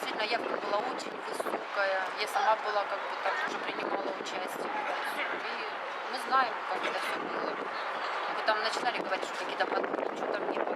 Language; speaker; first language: Russian; native; Russian